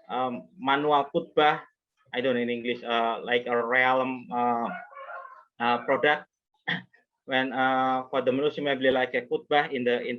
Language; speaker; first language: English; non-native, fluent; Indonesian